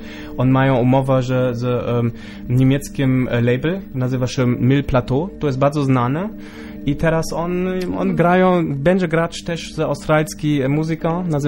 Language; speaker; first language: Polish; non-native, local second language; German